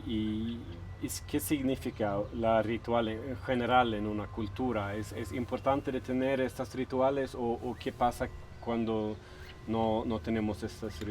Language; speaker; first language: Spanish; non-native, fluent; Swedish